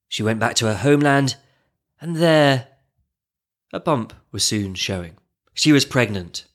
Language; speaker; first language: English; native; English